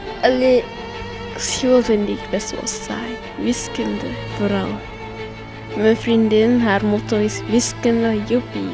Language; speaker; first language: Dutch; early bilingual, other home language; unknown